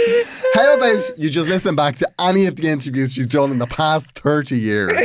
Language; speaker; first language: English; native; English